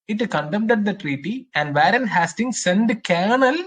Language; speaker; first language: English; non-native, local second language; Malayalam